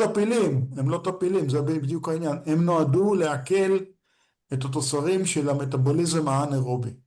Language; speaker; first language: Hebrew; native; Hebrew